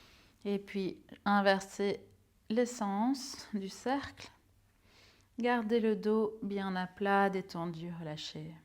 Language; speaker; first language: French; native; French